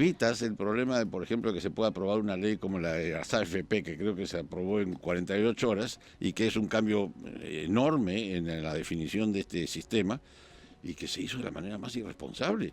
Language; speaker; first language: Spanish; native; Spanish